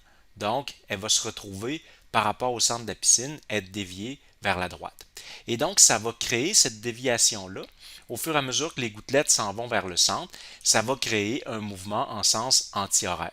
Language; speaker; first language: French; native; French